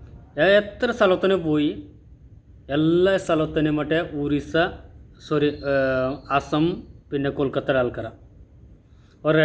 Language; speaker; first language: Malayalam; non-native, learner; Assamese